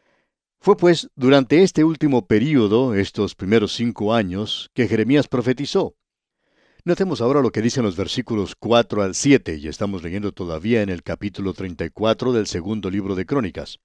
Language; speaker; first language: Spanish; native; Spanish